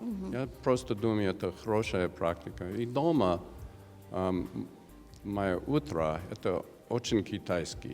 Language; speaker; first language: Russian; non-native, learner; English